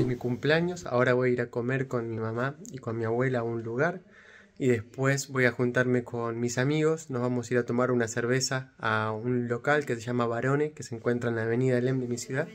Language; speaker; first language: Spanish; native; Spanish